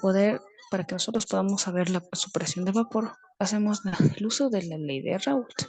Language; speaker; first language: Spanish; native; Spanish